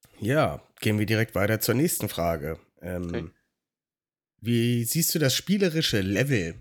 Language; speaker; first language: German; native; German